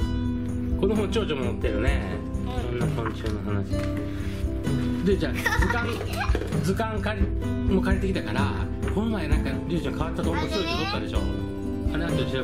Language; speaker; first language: Japanese; native; Japanese